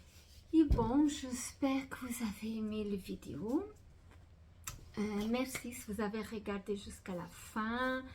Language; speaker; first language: French; non-native, fluent; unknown